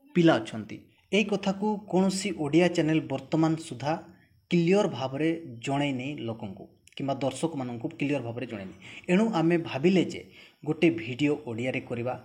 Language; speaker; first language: Odia; non-native, local second language; Santali